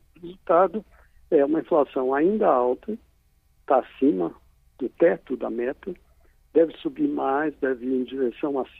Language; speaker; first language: Portuguese; native; Portuguese